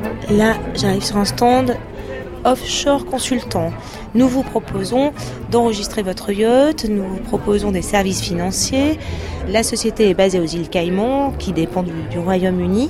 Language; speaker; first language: French; native; French